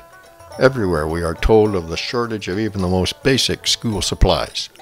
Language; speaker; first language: English; native; English